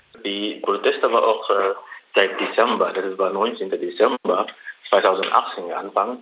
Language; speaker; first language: German; non-native, learner; Arabic